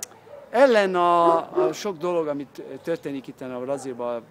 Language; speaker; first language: Hungarian; early bilingual, heritage; Hungarian